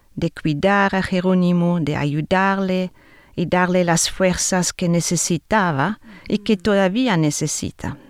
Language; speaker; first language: Spanish; non-native, fluent; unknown